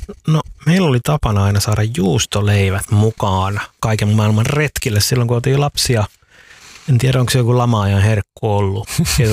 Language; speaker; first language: Finnish; early bilingual, other home language; Somali